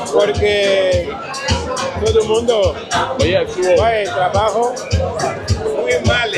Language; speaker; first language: Spanish; non-native, learner; Portuguese